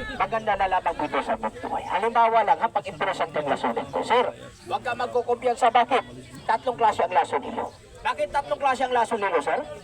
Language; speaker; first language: Filipino; non-native, local second language; Cebuano